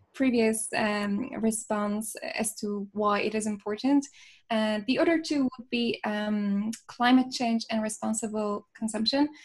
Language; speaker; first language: English; non-native, fluent; Polish